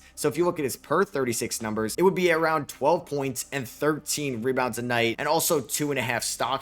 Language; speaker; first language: English; native; English